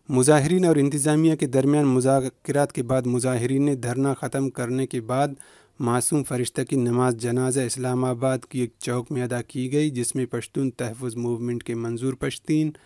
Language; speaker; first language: Urdu; non-native, local second language; Baluchi